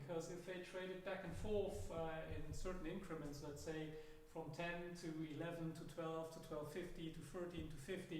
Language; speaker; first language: English; non-native, fluent; German